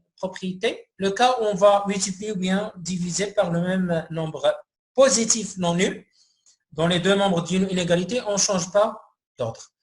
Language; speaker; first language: French; non-native, local second language; Arabic